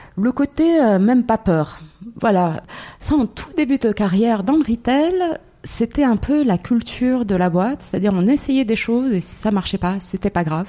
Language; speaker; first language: French; non-native, local second language; Arabic